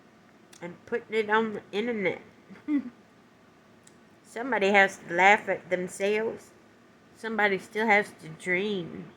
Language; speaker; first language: English; native; English